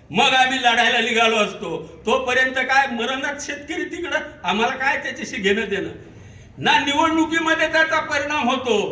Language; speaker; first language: Marathi; non-native, local second language; Urdu